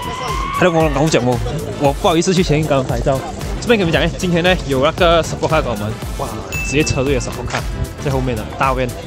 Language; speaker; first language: Chinese; native; Chinese